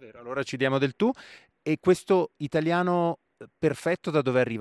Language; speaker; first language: Italian; native; Italian